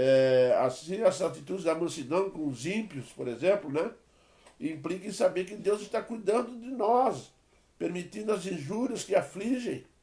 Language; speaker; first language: Portuguese; native; Portuguese